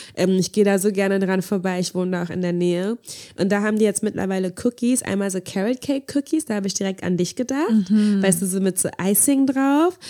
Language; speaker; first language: German; early bilingual, heritage; German